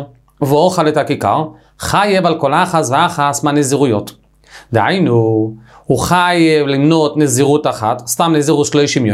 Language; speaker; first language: Hebrew; native; Hebrew